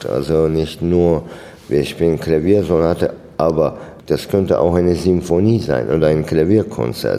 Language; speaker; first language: German; non-native, fluent; Turkish